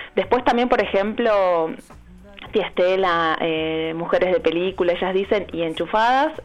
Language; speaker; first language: Spanish; native; Spanish